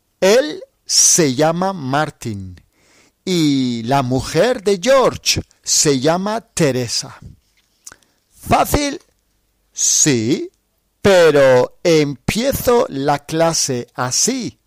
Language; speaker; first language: Spanish; non-native, fluent; English